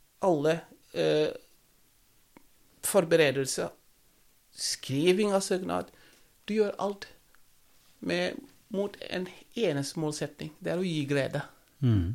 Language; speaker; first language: Norwegian; non-native, fluent; Wolof